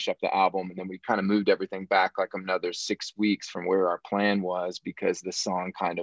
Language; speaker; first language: English; native; English